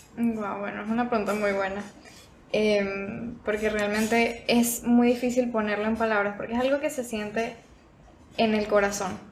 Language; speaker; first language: Spanish; native; Spanish